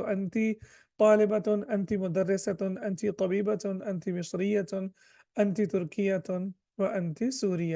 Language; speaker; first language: Arabic; non-native, fluent; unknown